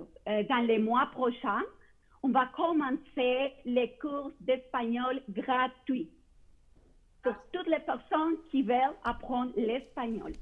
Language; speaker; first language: French; non-native, fluent; Spanish